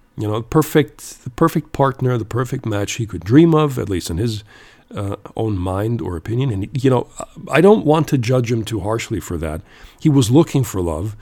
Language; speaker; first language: English; non-native, fluent; German